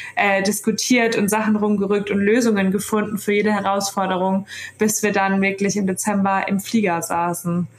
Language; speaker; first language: German; native; German